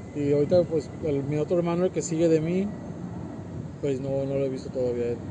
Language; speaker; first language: Spanish; early bilingual, heritage; Spanish